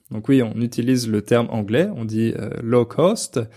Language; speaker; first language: French; native; French